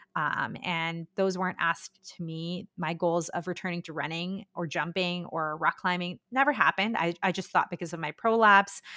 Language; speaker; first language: English; early bilingual, other home language; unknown